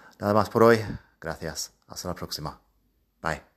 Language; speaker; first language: Spanish; non-native, fluent; English